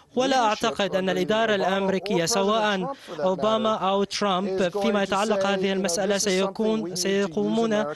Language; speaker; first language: Arabic; non-native, fluent; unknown